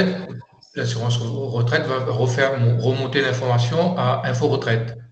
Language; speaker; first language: French; native; French